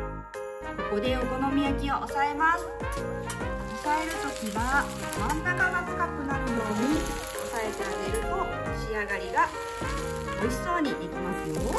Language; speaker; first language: Japanese; native; Japanese